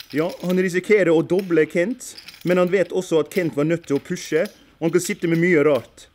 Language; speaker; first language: Norwegian; native; Norwegian